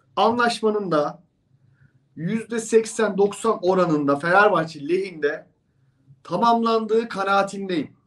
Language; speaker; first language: Turkish; native; Turkish